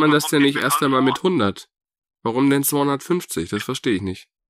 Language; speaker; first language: German; native; German